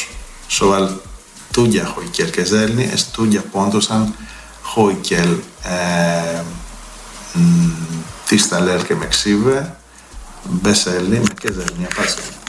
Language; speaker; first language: Hungarian; non-native, learner; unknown